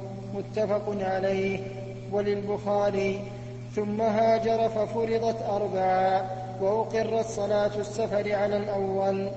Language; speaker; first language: Arabic; native; Arabic